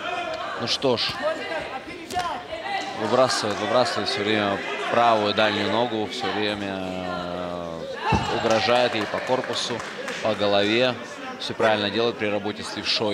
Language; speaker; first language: Russian; native; Russian